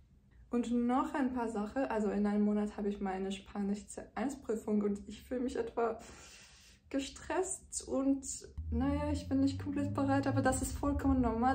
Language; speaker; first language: German; non-native, fluent; Turkish